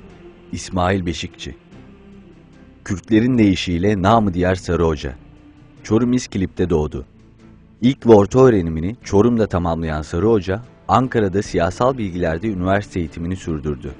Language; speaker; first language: Turkish; native; Turkish